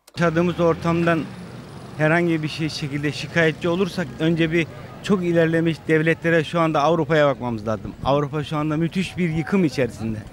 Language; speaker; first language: Turkish; native; Turkish